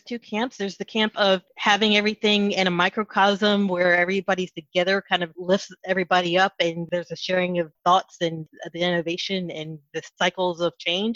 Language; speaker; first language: English; native; English